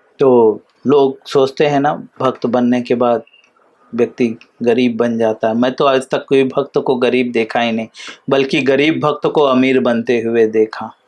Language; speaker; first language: Hindi; native; Hindi